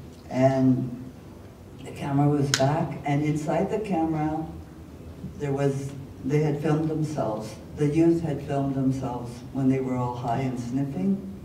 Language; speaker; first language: English; native; English